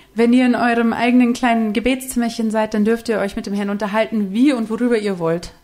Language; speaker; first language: German; native; German